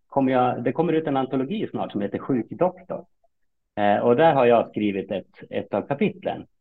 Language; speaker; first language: Swedish; native; Swedish